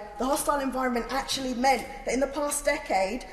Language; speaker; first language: English; native; English